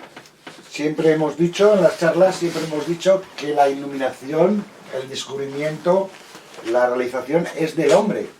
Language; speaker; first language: Spanish; native; Spanish